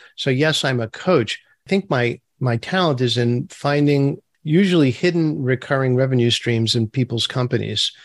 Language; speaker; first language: English; early bilingual, other home language; Turkish